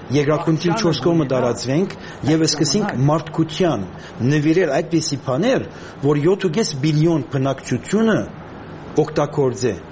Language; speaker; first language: Armenian; native; Armenian